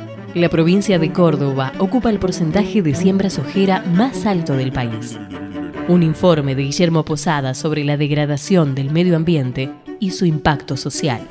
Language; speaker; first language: Spanish; native; Spanish